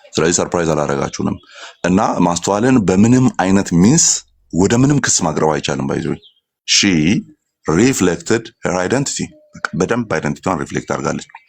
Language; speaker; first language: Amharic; non-native, local second language; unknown